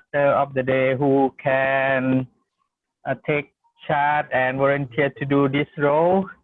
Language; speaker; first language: English; non-native, learner; Thai